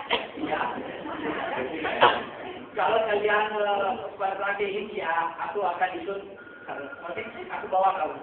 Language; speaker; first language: Indonesian; non-native, learner; Hindi